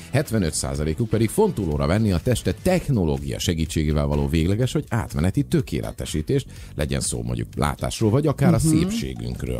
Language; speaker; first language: Hungarian; native; Hungarian